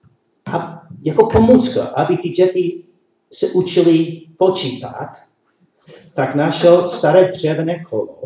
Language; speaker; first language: Czech; non-native, learner; English